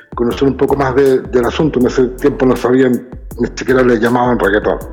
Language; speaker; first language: Spanish; native; Spanish